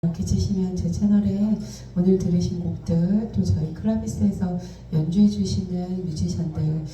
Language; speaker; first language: Korean; native; Korean